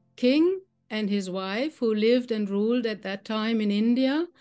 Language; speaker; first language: English; non-native, fluent; German